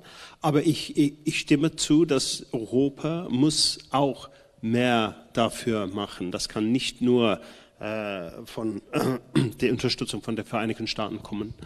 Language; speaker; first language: German; non-native, fluent; English